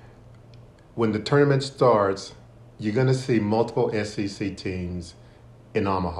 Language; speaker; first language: English; native; English